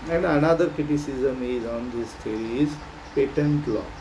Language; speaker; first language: English; non-native, local second language; Marathi